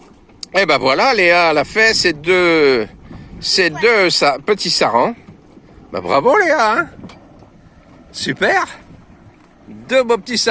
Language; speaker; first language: French; native; French